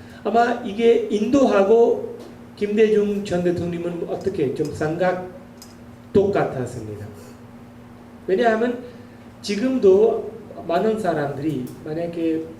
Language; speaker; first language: Korean; non-native, learner; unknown